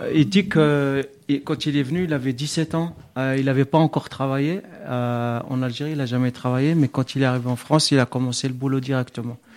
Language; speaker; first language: French; early bilingual, other home language; Arabic